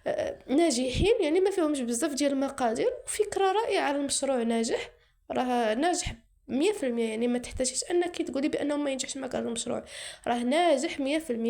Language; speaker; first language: Arabic; native; Arabic